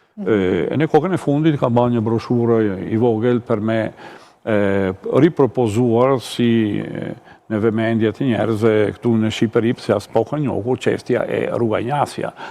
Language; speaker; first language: Albanian; non-native, fluent; Italian